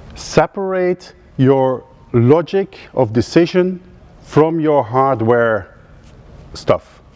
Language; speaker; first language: English; non-native, fluent; Dutch